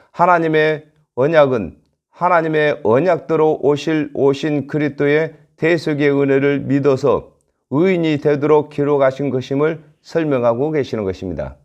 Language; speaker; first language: Korean; native; Korean